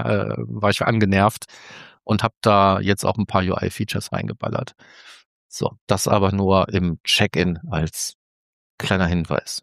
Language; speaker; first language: German; native; German